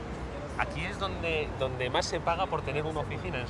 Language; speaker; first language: Spanish; native; Spanish